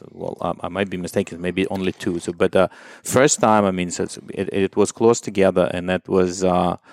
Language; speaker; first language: English; non-native, fluent; Ukrainian